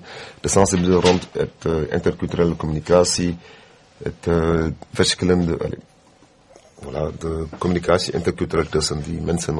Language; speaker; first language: Dutch; non-native, fluent; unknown